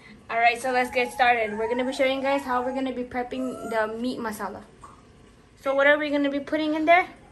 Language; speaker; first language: English; early bilingual, other home language; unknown